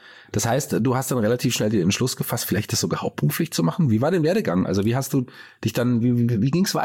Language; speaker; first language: German; native; German